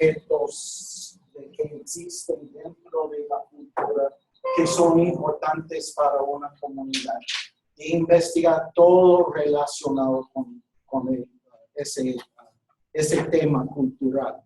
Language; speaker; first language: Spanish; non-native, fluent; English